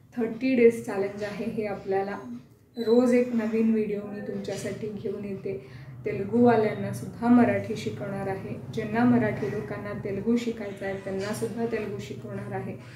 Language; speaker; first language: Marathi; non-native, local second language; Kannada